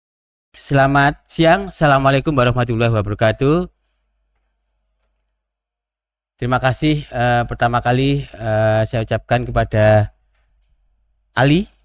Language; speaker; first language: Indonesian; native; Indonesian